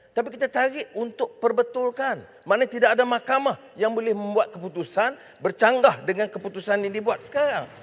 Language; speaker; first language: Malay; native; Malay